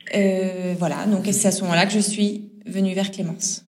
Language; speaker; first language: French; native; French